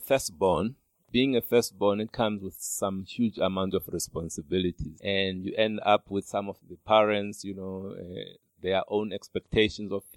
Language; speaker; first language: English; non-native, local second language; Xhosa